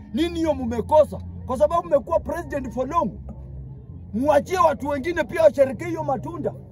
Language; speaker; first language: Swahili; non-native, local second language; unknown